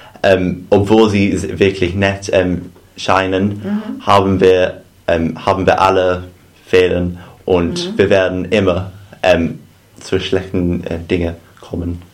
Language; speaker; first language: German; non-native, fluent; English